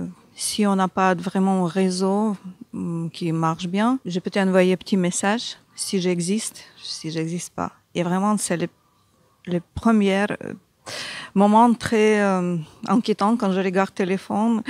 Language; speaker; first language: French; non-native, learner; Ukrainian